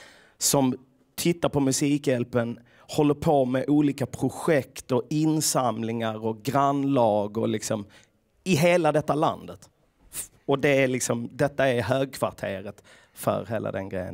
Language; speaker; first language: Swedish; native; Swedish